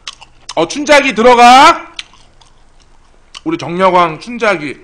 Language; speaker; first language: Korean; native; Korean